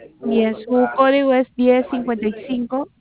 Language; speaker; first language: Spanish; native; Spanish